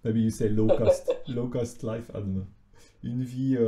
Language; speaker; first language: English; non-native, fluent; French